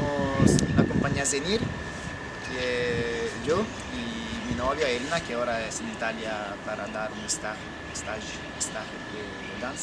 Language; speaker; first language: Spanish; non-native, learner; Italian